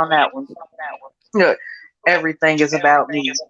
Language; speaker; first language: English; native; English